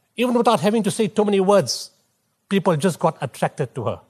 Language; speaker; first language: English; native; English